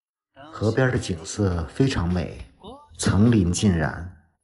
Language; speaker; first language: Chinese; native; Chinese